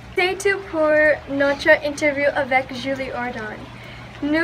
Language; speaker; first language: French; non-native, learner; English